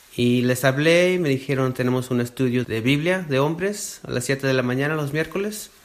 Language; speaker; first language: Spanish; early bilingual, heritage; Spanish